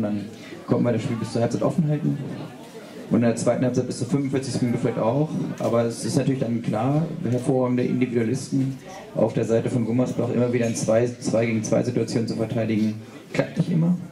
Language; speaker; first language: German; native; German